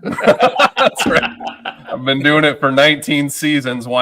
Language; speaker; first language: English; native; English